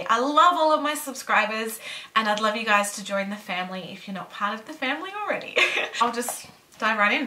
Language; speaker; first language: English; native; English